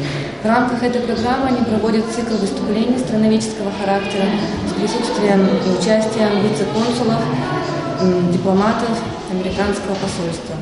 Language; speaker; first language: Russian; native; Russian